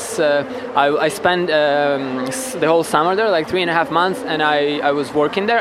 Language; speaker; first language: English; non-native, fluent; Ukrainian